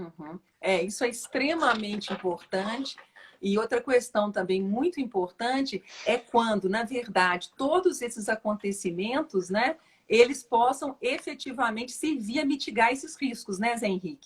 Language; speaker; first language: Portuguese; native; Portuguese